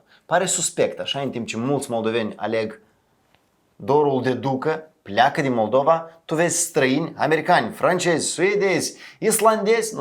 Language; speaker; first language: Romanian; native; Romanian